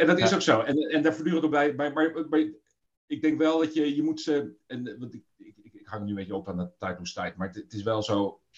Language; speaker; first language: Dutch; native; Dutch